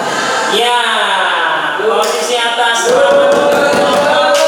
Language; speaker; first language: Indonesian; native; Indonesian